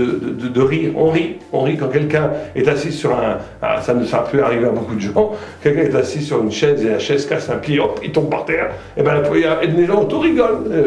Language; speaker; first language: French; native; French